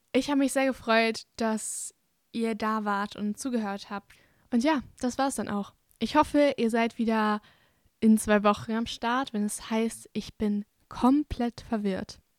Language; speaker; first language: German; native; German